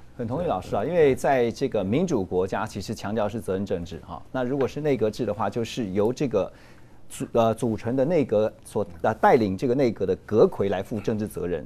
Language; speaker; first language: Chinese; native; Chinese